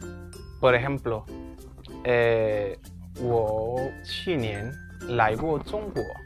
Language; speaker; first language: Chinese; non-native, fluent; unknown